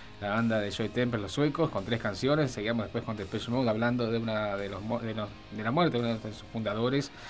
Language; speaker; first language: Spanish; native; Spanish